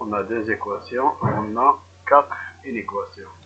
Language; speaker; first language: French; non-native, local second language; Arabic